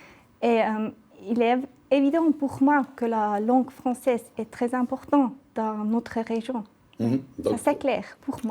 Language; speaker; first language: French; non-native, local second language; German